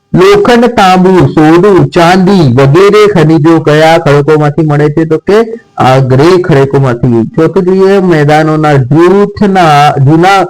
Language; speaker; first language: Gujarati; non-native, local second language; Marathi